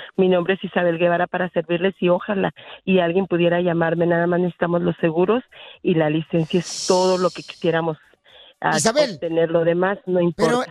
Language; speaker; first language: Spanish; native; Spanish